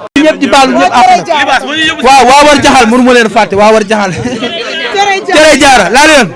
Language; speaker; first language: Wolof; native; Wolof